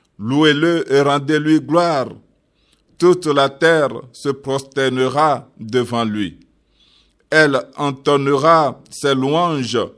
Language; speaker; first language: French; non-native, local second language; Yoruba